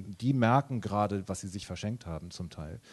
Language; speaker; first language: German; native; German